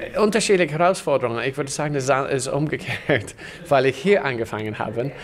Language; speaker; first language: German; non-native, fluent; English